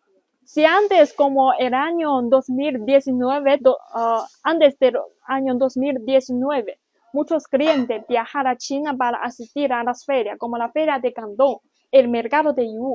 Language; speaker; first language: Spanish; non-native, learner; Chinese